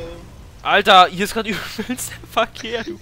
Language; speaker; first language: German; native; German